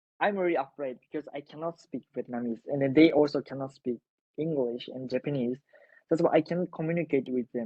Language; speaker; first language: English; non-native, learner; Japanese